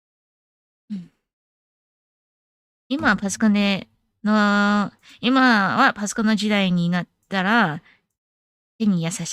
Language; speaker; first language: Japanese; non-native, learner; English